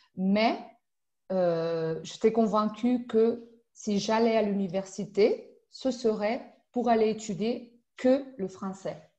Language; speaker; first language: French; non-native, fluent; Spanish